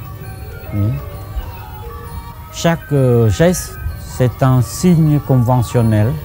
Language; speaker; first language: French; non-native, fluent; Khmer